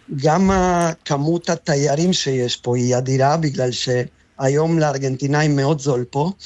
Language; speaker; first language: Hebrew; early bilingual, other home language; Spanish